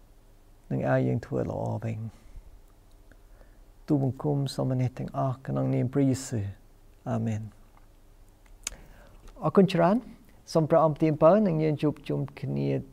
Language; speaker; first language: Khmer; non-native, fluent; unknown